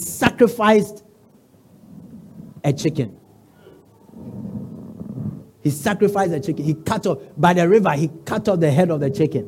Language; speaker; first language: English; non-native, local second language; Ga